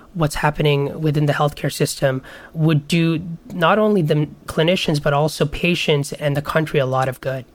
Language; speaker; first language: English; non-native, local second language; Bangla